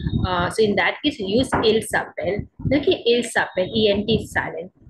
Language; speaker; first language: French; non-native, learner; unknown